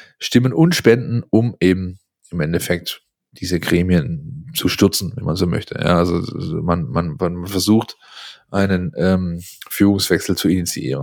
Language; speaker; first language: German; native; German